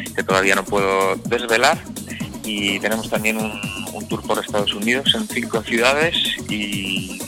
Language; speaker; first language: Spanish; native; Spanish